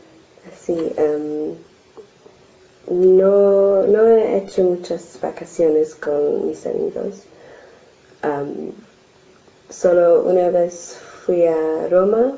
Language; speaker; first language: Spanish; non-native, learner; English